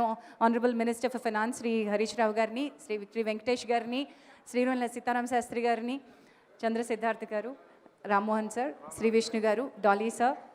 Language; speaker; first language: Telugu; native; Telugu